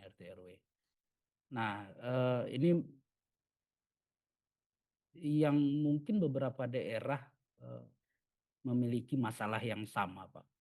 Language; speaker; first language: Indonesian; native; Indonesian